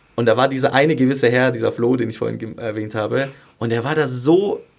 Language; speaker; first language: German; early bilingual, other home language; Greek